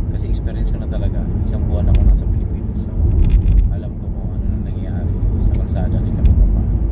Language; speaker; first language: Filipino; native; Filipino